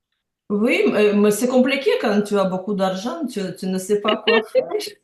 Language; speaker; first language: French; non-native, learner; Ukrainian